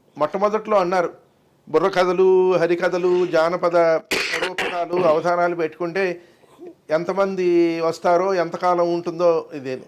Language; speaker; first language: Telugu; native; Telugu